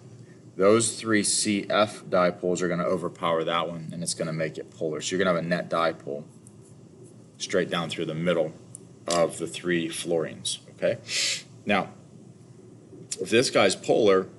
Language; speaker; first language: English; native; English